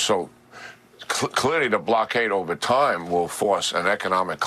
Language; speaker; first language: English; native; English